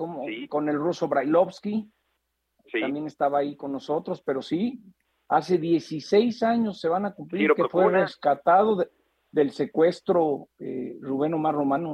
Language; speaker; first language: Spanish; native; Spanish